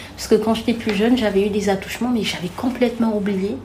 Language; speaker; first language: French; non-native, local second language; Wolof